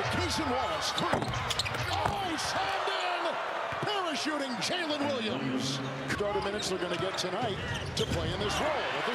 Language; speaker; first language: English; native; English